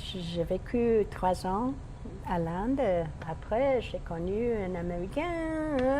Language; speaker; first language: French; non-native, learner; English